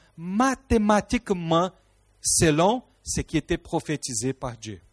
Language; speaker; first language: French; non-native, fluent; Portuguese